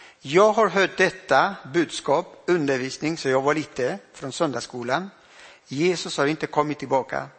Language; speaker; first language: Swedish; non-native, fluent; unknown